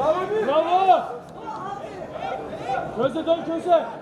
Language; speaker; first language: Turkish; native; Turkish